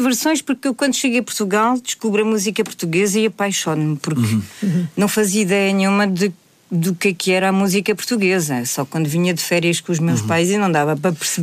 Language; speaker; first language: Portuguese; native; Portuguese